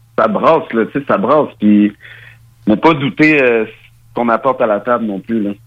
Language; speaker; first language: French; early bilingual, other home language; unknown